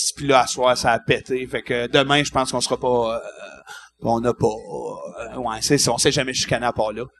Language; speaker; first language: French; native; French